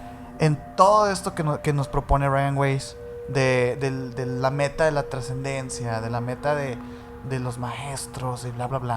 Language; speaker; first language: Spanish; native; Spanish